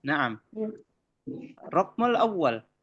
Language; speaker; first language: Arabic; non-native, fluent; Indonesian